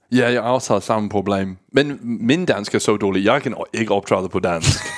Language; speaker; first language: Danish; non-native, learner; English